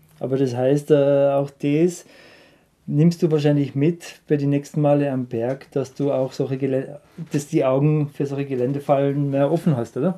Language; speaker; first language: German; native; German